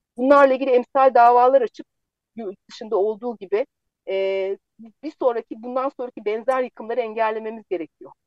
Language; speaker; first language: Turkish; native; Turkish